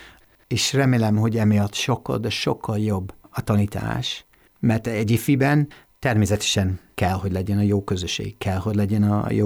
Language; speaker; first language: Hungarian; non-native, fluent; English